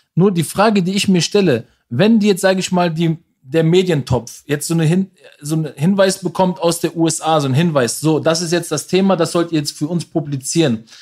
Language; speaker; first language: German; early bilingual, other home language; Persian